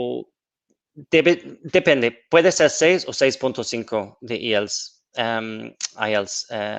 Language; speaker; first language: Spanish; non-native, fluent; English